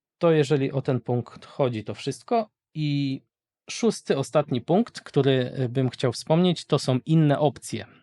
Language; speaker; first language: Polish; native; Polish